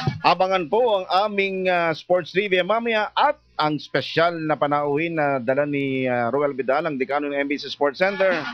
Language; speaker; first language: Filipino; native; Filipino